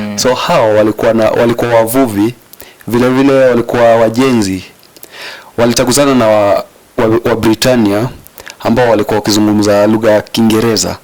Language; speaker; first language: Swahili; non-native, local second language; Luo (Kenya and Tanzania)